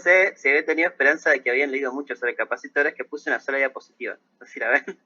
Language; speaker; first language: Spanish; native; Spanish